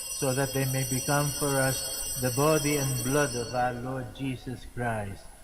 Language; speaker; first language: English; non-native, local second language; Filipino